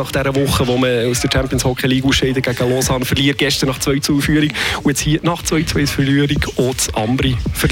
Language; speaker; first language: German; native; German